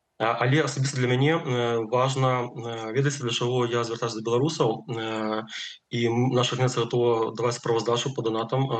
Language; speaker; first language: Belarusian; non-native, local second language; Russian